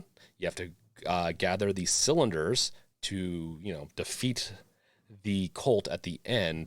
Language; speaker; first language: English; native; English